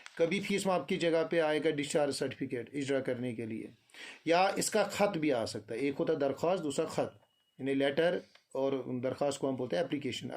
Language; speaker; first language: Urdu; non-native, local second language; Kashmiri